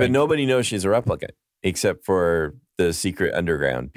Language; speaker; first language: English; native; English